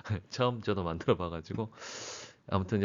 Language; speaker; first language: Korean; native; Korean